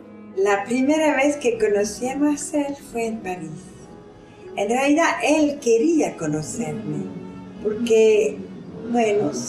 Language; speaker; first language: Spanish; non-native, fluent; French